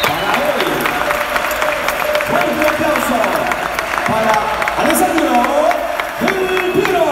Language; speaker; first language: Spanish; native; Spanish